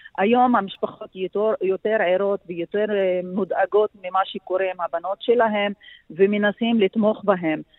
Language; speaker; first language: Hebrew; non-native, local second language; Arabic